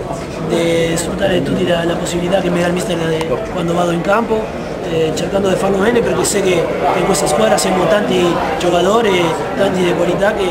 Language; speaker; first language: Italian; non-native, fluent; Spanish